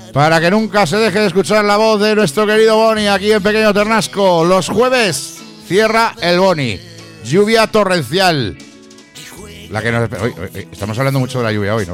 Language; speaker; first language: Spanish; native; Spanish